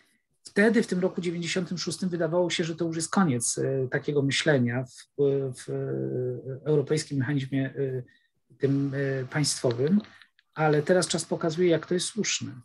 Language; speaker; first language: Polish; native; Polish